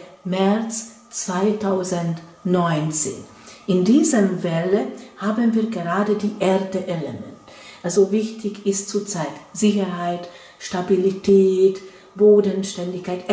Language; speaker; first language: German; non-native, fluent; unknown